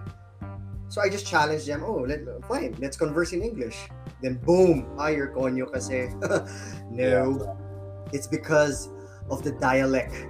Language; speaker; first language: English; non-native, local second language; Filipino